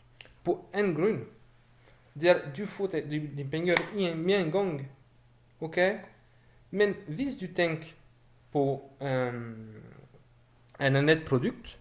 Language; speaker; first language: Norwegian; non-native, fluent; French